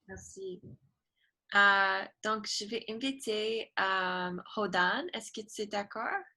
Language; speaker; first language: French; non-native, learner; English